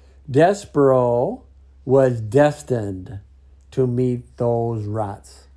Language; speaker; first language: English; native; English